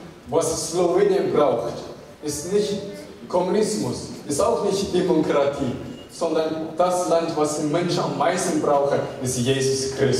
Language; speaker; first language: German; non-native, fluent; Chinese